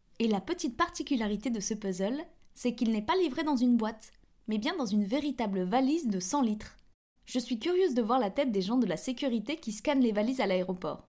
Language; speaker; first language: French; native; French